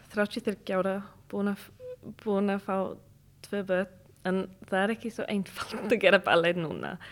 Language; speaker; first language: Icelandic; non-native, fluent; English